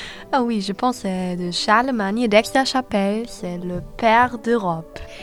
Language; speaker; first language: French; non-native, fluent; German